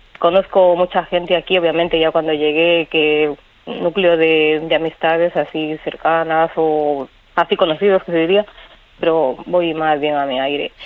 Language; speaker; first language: Spanish; native; Spanish